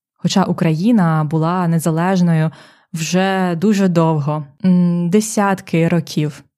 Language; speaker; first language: Ukrainian; native; Ukrainian